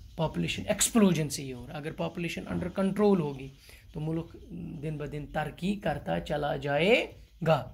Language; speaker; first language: Hindi; non-native, local second language; Kashmiri